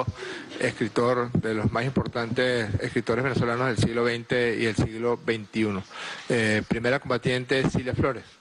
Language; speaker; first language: Spanish; native; Spanish